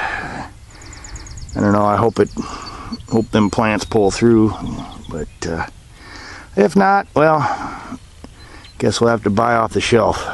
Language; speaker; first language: English; native; English